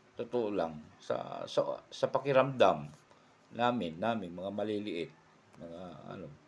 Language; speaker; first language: Filipino; non-native, local second language; Cebuano